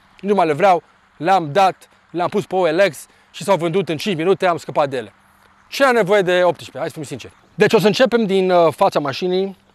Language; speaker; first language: Romanian; early bilingual, heritage; Romanian